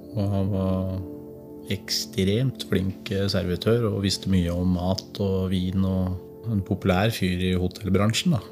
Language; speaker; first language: Norwegian; native; Norwegian